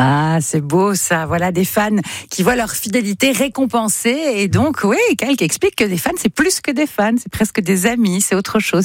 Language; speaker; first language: French; native; French